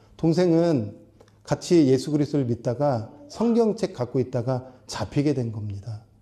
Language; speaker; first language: Korean; native; Korean